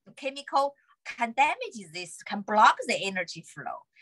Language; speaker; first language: English; non-native, fluent; Chinese